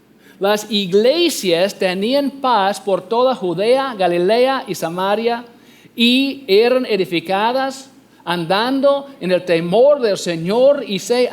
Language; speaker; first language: Spanish; non-native, fluent; English